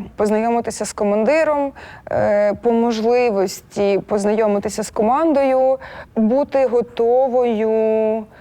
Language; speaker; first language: Ukrainian; non-native, local second language; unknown